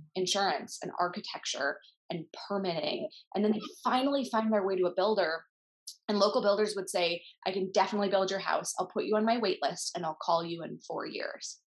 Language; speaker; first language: English; native; English